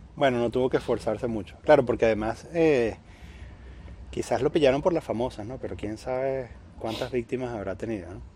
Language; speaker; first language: Spanish; native; Spanish